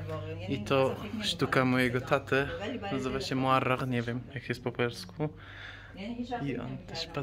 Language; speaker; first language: Polish; non-native, fluent; Persian